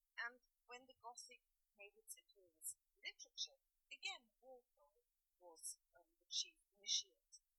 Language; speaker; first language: English; non-native, fluent; German